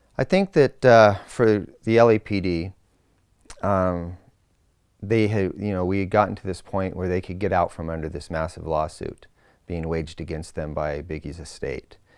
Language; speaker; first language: English; native; English